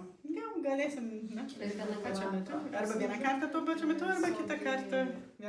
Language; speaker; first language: Lithuanian; non-native, learner; Portuguese